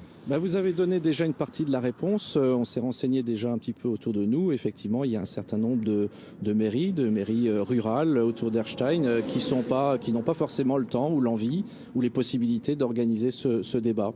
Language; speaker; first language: French; native; French